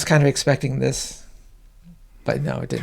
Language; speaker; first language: English; native; English